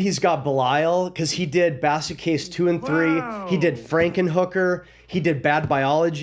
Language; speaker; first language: English; native; English